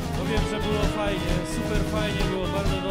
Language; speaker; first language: Polish; native; Polish